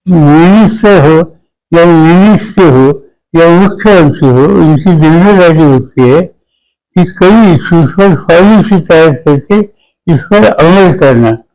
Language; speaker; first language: Hindi; non-native, local second language; Marathi